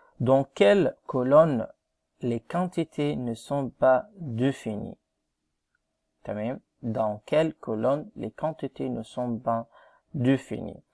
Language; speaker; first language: French; non-native, fluent; Arabic